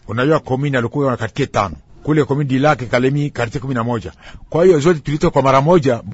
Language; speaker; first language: Swahili; native; Swahili